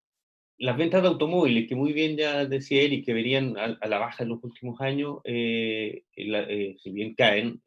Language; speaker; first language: Spanish; native; Spanish